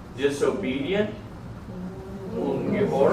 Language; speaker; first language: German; non-native, learner; English